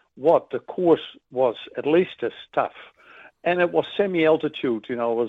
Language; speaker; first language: English; non-native, fluent; Dutch